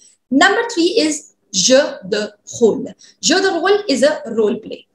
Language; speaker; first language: French; non-native, fluent; Hindi